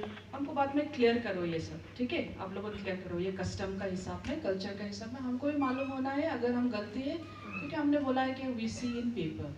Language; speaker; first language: Hindi; non-native, local second language; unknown